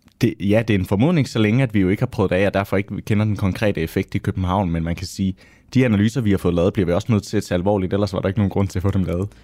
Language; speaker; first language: Danish; native; Danish